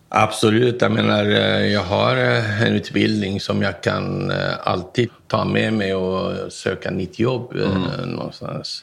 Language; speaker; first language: Swedish; non-native, fluent; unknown